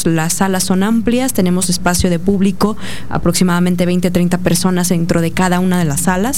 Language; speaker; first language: Spanish; native; Spanish